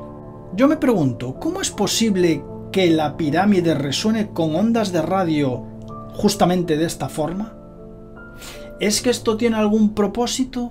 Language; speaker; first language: Spanish; native; Spanish